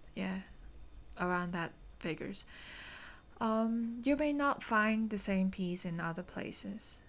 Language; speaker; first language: English; non-native, local second language; Cantonese